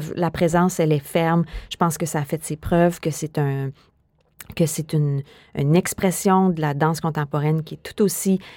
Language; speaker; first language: French; native; French